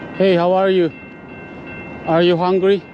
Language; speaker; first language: English; non-native, learner; Filipino